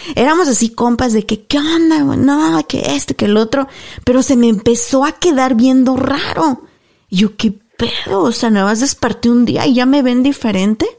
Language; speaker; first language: Spanish; native; Spanish